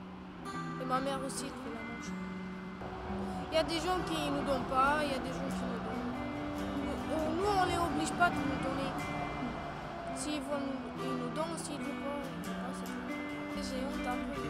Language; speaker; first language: French; non-native, fluent; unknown